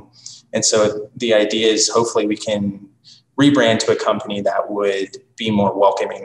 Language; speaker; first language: English; native; English